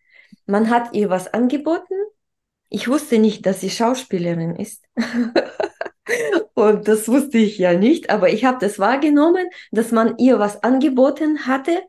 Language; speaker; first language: German; non-native, fluent; Russian